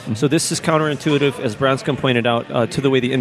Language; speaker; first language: English; native; English